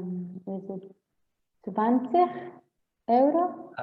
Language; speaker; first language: Dutch; non-native, learner; Greek